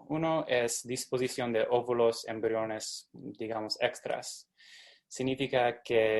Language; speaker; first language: Spanish; non-native, fluent; English